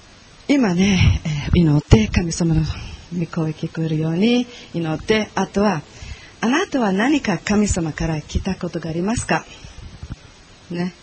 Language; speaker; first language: Japanese; non-native, learner; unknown